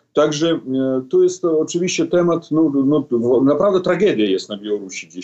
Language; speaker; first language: Polish; non-native, fluent; Belarusian